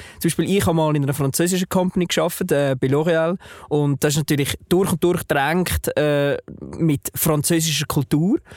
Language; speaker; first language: German; native; German